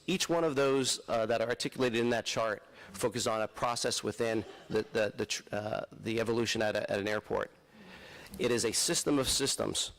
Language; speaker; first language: English; native; English